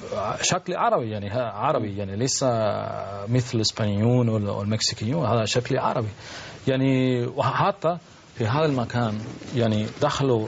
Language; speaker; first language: Arabic; non-native, learner; Spanish